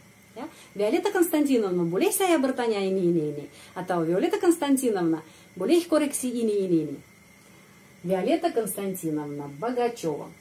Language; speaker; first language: Indonesian; non-native, fluent; Russian